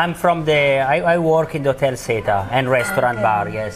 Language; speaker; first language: English; non-native, learner; Italian